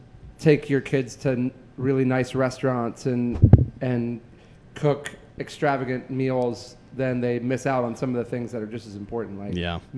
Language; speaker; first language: English; native; English